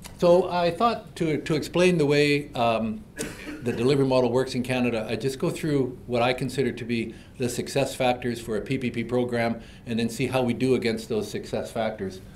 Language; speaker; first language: English; native; English